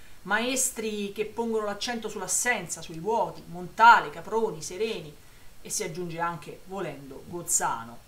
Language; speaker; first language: Italian; native; Italian